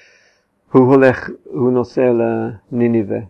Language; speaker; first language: Hebrew; non-native, fluent; English